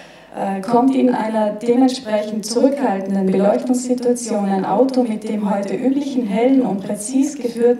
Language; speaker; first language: German; native; German